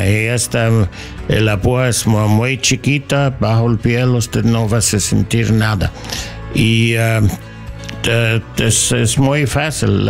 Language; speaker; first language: Spanish; non-native, learner; English